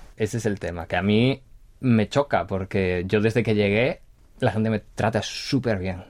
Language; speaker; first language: Spanish; native; Spanish